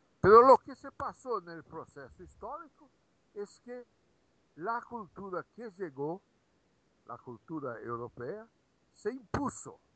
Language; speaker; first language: Spanish; non-native, fluent; Portuguese